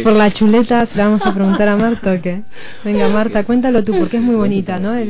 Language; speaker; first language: Spanish; native; Spanish